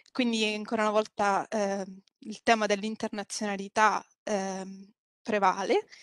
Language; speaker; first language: Italian; native; Italian